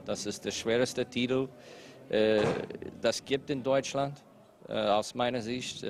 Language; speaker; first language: German; non-native, fluent; English